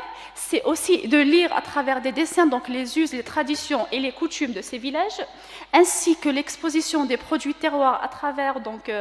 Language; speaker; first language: French; non-native, local second language; Kabyle